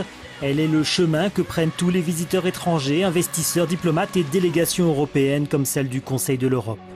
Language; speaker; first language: French; native; French